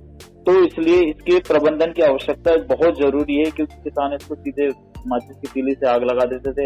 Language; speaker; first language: Hindi; native; Hindi